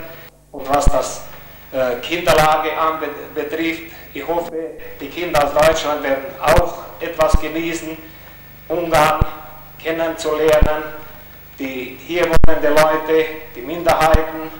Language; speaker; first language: German; non-native, local second language; Hungarian